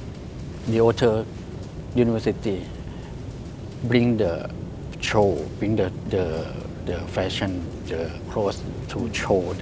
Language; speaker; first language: English; non-native, learner; Thai